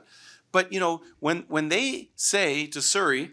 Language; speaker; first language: English; native; English